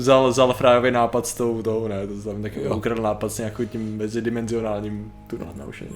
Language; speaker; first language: Czech; native; Czech